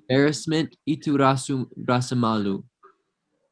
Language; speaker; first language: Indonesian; non-native, fluent; English